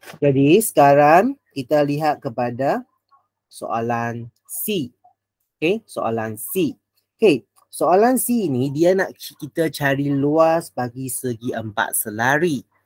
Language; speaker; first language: Malay; non-native, local second language; Chinese